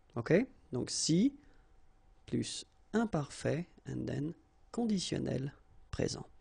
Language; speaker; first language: French; native; French